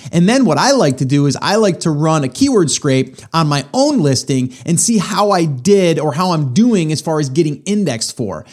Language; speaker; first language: English; native; English